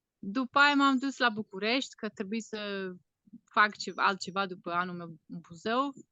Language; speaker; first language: Romanian; non-native, fluent; English